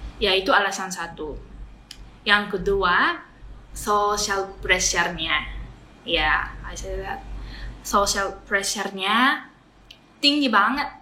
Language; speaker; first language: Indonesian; non-native, fluent; Japanese